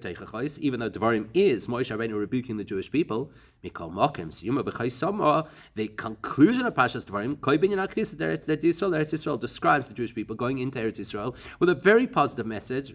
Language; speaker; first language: English; native; English